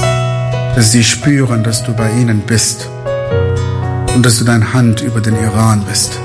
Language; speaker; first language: German; non-native, fluent; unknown